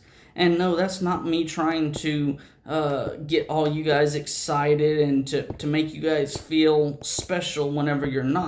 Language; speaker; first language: English; native; English